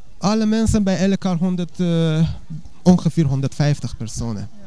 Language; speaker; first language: Dutch; non-native, learner; Persian